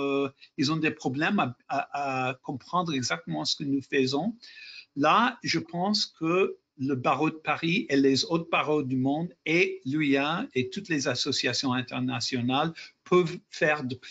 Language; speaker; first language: French; non-native, fluent; English